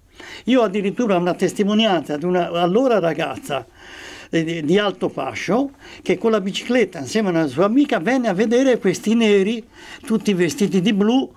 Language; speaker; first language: Italian; native; Italian